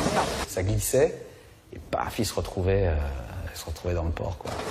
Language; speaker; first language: French; native; French